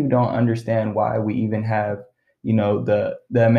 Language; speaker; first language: English; early bilingual, other home language; Arabic